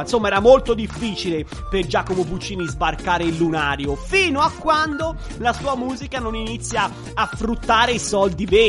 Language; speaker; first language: Italian; native; Italian